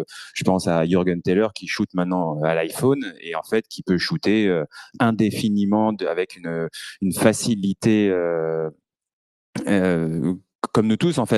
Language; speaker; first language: French; native; French